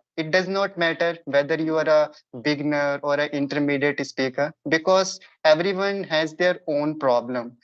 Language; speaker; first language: English; non-native, local second language; Hindi